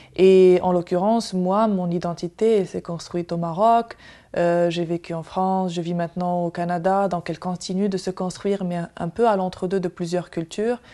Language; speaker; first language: French; non-native, local second language; Arabic